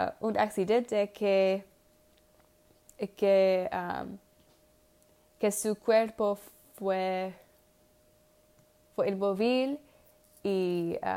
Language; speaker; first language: Spanish; non-native, learner; English